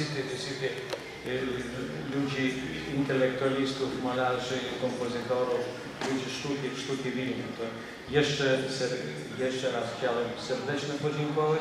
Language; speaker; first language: Polish; non-native, fluent; Lithuanian